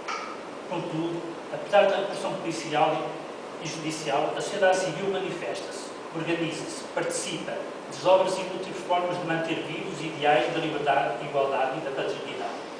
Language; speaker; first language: Portuguese; native; Portuguese